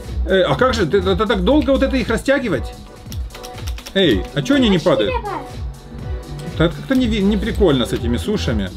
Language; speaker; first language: Russian; native; Russian